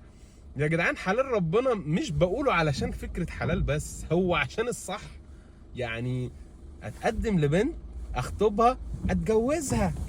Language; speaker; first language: Arabic; native; Arabic